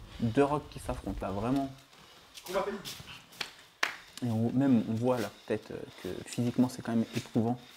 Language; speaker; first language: French; native; French